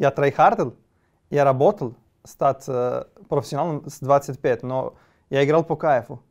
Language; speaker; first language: Russian; non-native, learner; Serbian